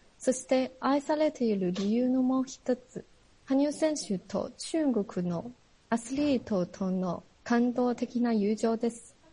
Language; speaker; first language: Japanese; non-native, fluent; Chinese